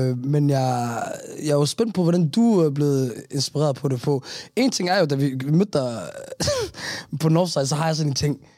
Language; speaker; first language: Danish; early bilingual, other home language; Somali